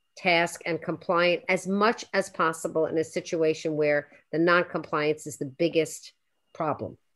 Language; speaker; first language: English; native; English